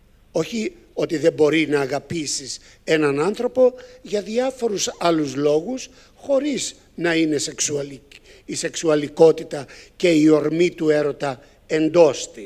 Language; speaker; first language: Greek; native; Greek